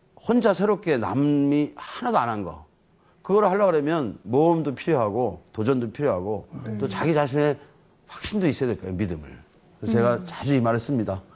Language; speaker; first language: Korean; native; Korean